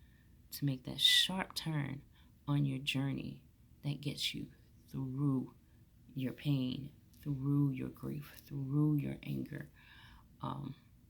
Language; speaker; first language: English; native; English